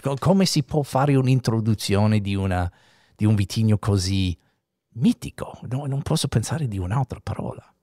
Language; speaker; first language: Italian; non-native, fluent; English